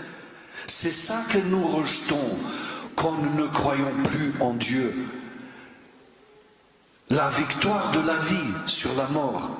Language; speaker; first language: French; non-native, fluent; Romanian